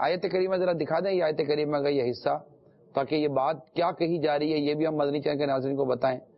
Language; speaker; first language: Urdu; non-native, local second language; Memoni